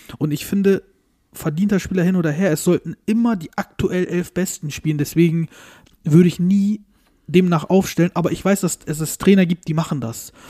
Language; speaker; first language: German; early bilingual, other home language; Turkish